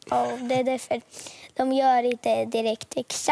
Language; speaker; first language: Swedish; early bilingual, other home language; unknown